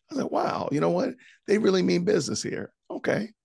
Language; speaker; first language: English; native; English